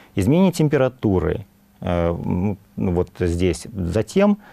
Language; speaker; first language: Russian; native; Russian